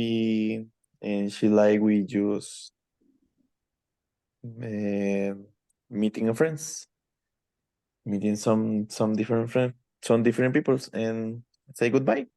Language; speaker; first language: English; non-native, learner; Spanish